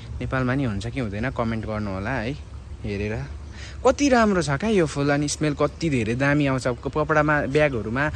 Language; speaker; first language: Nepali; native; Nepali